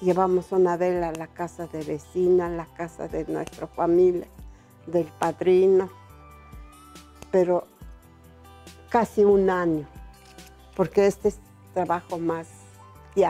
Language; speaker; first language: Spanish; non-native, local second language; Zapotec